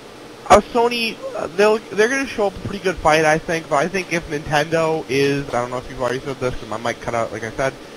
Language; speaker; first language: English; native; English